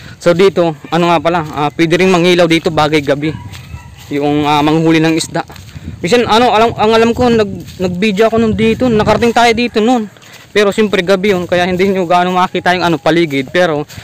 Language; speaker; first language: Filipino; native; Filipino